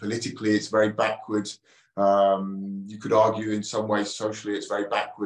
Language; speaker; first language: English; native; English